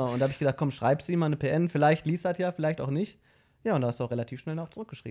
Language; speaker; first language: German; native; German